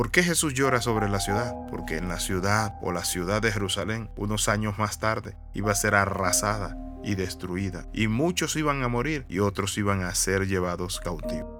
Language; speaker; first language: Spanish; native; Spanish